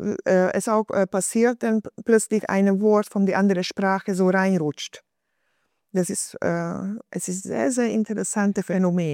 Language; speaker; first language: German; non-native, fluent; Hungarian